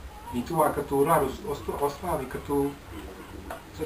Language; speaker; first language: Bulgarian; non-native, learner; Finnish